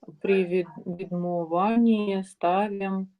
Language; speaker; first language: Ukrainian; non-native, learner; Russian